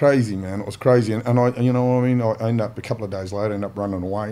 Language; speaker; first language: English; native; English